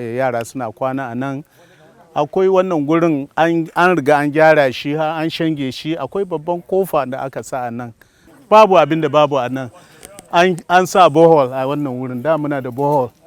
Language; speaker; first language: Hausa; non-native, local second language; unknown